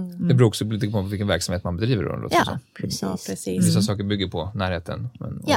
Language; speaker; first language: Swedish; native; Swedish